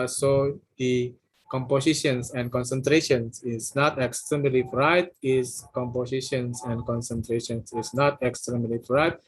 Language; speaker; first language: English; non-native, fluent; Indonesian